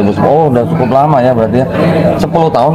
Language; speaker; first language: Indonesian; native; Indonesian